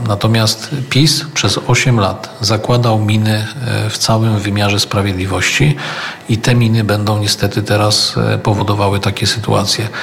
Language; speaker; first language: Polish; native; Polish